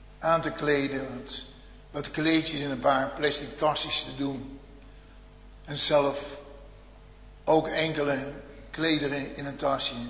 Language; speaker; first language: Dutch; native; Dutch